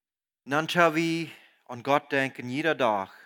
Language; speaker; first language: German; non-native, learner; Plautdietsch